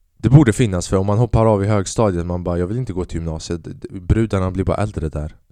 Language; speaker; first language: Swedish; early bilingual, other home language; Albanian